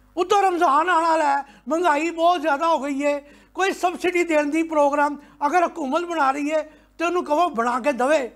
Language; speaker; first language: Punjabi; native; Punjabi